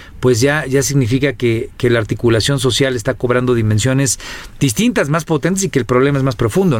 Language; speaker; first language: Spanish; native; Spanish